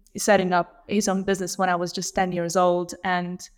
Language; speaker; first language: English; non-native, fluent; Lithuanian